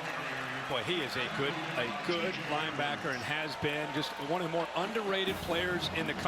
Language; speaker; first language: English; native; English